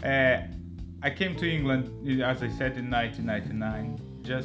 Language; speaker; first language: English; non-native, fluent; Lithuanian